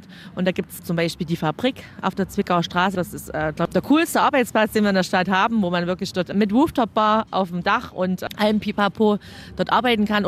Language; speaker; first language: German; native; German